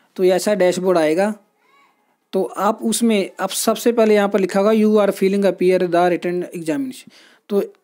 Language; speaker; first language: Hindi; native; Hindi